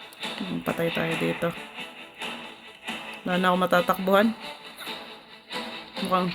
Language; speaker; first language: Filipino; native; Filipino